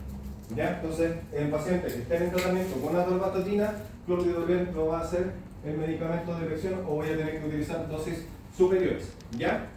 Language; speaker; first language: Spanish; native; Spanish